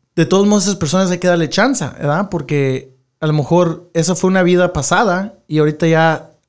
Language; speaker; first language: Spanish; early bilingual, heritage; Spanish